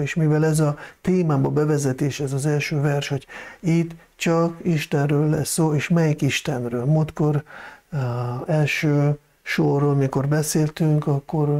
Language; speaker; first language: Hungarian; non-native, fluent; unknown